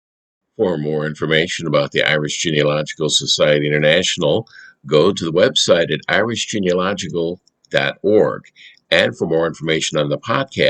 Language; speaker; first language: English; native; English